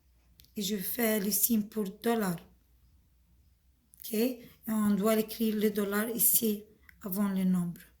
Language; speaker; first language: French; non-native, fluent; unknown